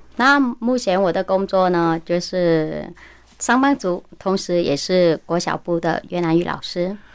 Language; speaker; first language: Chinese; non-native, fluent; Vietnamese